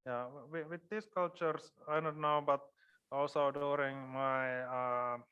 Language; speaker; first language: English; non-native, fluent; Finnish